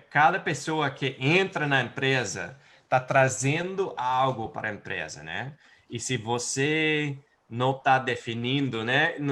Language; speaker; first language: Portuguese; non-native, fluent; English